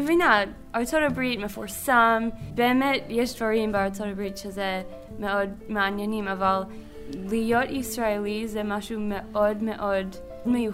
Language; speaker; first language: Hebrew; non-native, learner; English